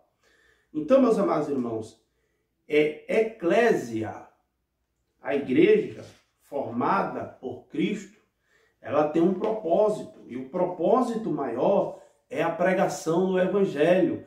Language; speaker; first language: Portuguese; native; Portuguese